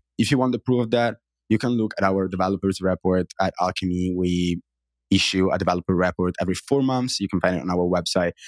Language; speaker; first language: English; non-native, fluent; Italian